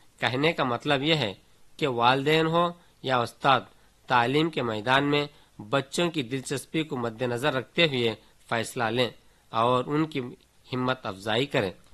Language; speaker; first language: Hindi; native; Hindi